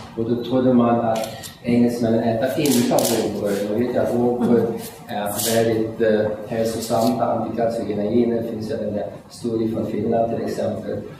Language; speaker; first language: Swedish; non-native, fluent; German